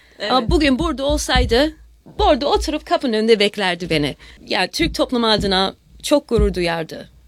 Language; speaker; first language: Turkish; early bilingual, heritage; Turkish